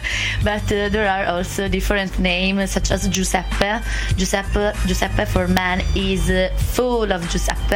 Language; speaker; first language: English; non-native, learner; Italian